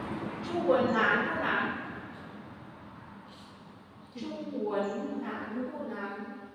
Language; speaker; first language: Chinese; non-native, fluent; Vietnamese